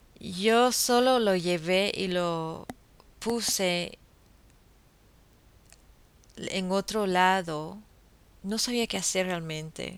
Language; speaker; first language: Spanish; non-native, fluent; English